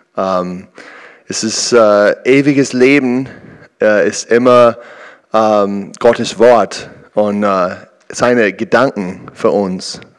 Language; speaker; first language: German; non-native, learner; English